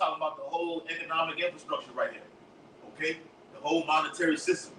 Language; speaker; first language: English; native; English